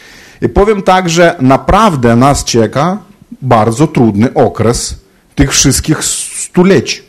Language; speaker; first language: Polish; non-native, fluent; Ukrainian